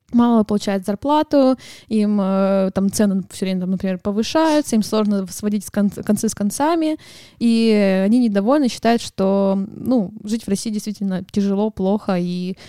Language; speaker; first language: Russian; native; Russian